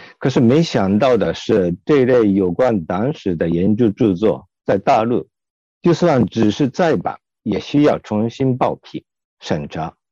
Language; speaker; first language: Chinese; non-native, fluent; Japanese